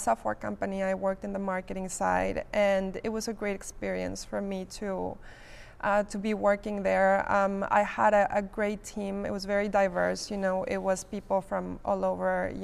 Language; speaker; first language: English; non-native, fluent; Spanish